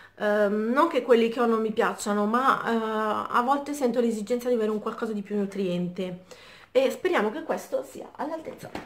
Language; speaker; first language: Italian; native; Italian